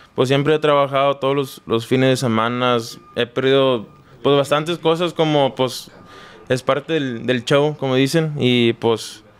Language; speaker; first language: Spanish; native; Spanish